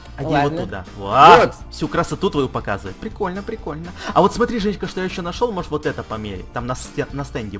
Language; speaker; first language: Russian; native; Russian